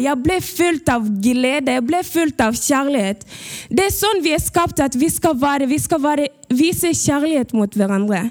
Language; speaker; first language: Norwegian; early bilingual, other home language; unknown